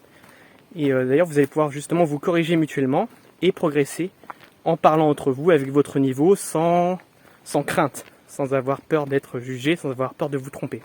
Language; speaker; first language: French; native; French